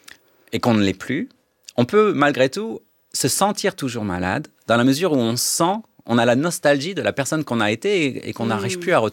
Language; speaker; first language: French; native; French